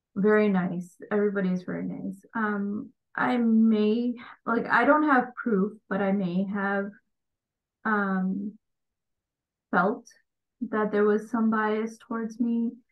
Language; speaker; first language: English; early bilingual, other home language; Bangla